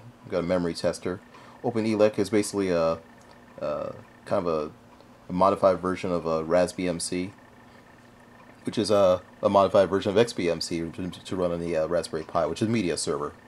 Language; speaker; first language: English; native; English